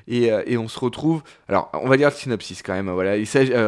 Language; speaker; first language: French; native; French